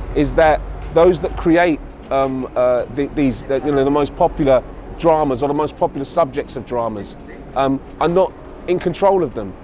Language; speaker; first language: English; native; English